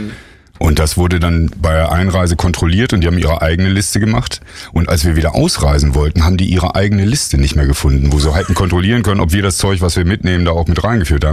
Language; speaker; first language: German; native; German